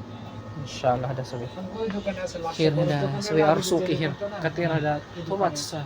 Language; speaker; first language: Arabic; non-native, learner; Bangla